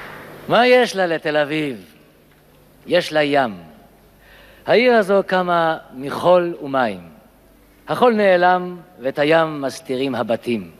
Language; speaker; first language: Hebrew; native; Hebrew